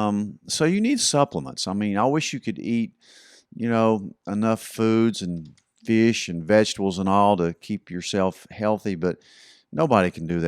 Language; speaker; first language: English; native; English